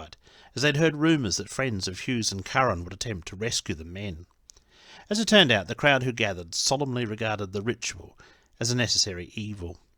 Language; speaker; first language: English; native; English